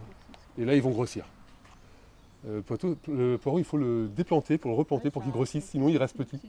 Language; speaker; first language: French; native; French